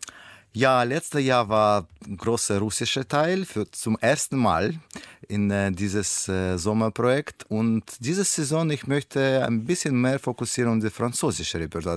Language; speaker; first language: German; non-native, learner; Russian